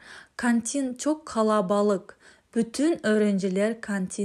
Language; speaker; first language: Turkish; non-native, fluent; Kazakh